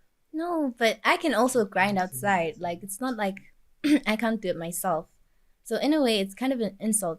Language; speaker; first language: English; non-native, local second language; Swati